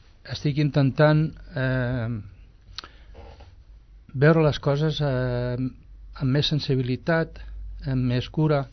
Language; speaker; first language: Catalan; non-native, local second language; Spanish